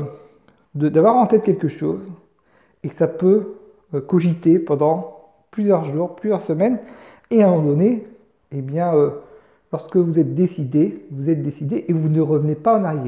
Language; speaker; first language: French; native; French